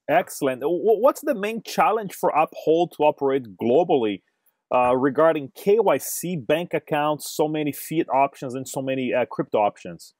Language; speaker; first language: English; non-native, fluent; Portuguese